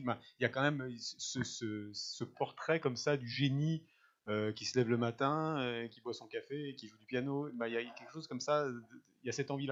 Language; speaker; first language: French; native; French